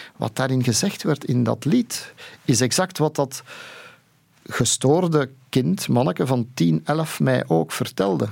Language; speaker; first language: Dutch; native; Dutch